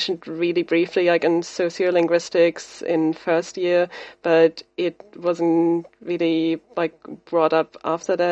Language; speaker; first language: English; non-native, fluent; German